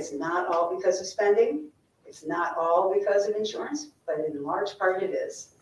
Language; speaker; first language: English; native; English